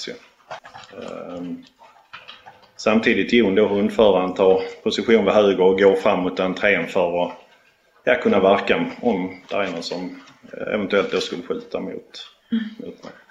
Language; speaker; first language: Swedish; native; Swedish